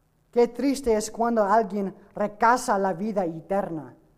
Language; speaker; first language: Spanish; non-native, learner; English